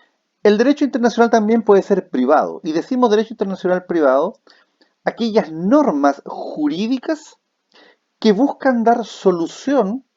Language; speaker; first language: Spanish; native; Spanish